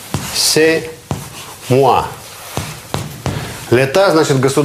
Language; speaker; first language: French; non-native, fluent; Russian